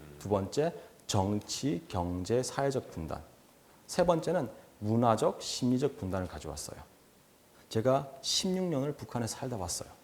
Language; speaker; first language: Korean; native; Korean